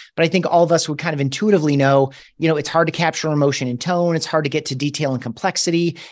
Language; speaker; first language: English; native; English